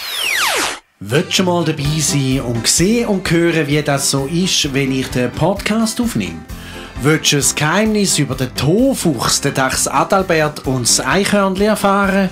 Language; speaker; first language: German; native; German